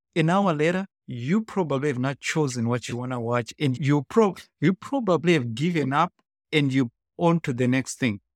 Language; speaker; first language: English; non-native, local second language; Shona